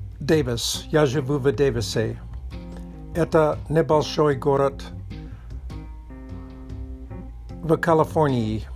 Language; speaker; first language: Russian; non-native, learner; English